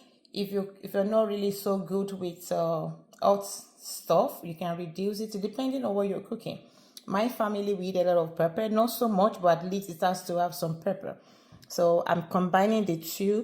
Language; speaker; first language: English; non-native, local second language; Yoruba